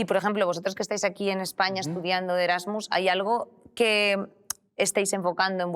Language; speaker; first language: Spanish; native; Spanish